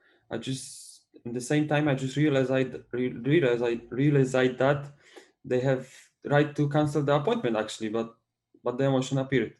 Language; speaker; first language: English; non-native, fluent; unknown